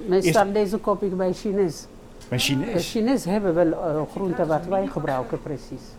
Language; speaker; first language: Dutch; non-native, learner; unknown